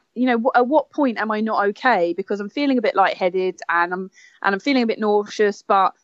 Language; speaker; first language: English; native; English